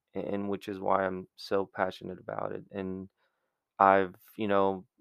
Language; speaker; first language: English; early bilingual, other home language; Spanish